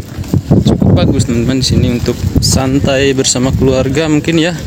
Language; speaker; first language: Indonesian; native; Indonesian